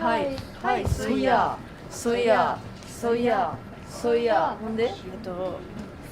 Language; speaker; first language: Japanese; native; Japanese